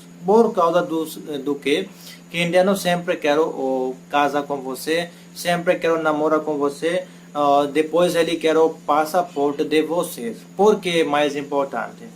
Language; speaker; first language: Portuguese; non-native, learner; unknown